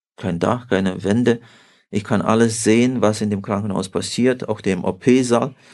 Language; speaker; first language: German; early bilingual, heritage; German